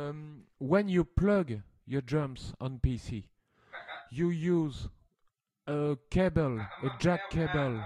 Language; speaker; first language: English; non-native, learner; French